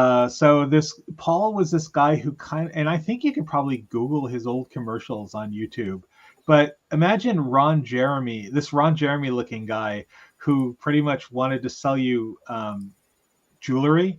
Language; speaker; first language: English; native; English